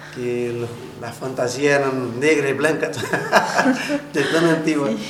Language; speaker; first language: Spanish; non-native, fluent; Portuguese